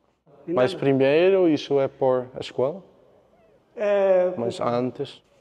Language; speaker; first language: Portuguese; non-native, learner; English